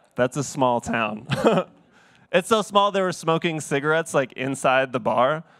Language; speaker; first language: English; native; English